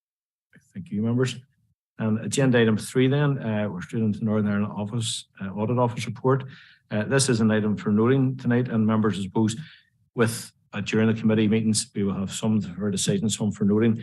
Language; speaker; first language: English; native; English